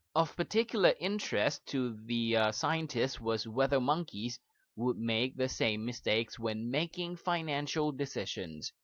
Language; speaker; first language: English; non-native, fluent; Thai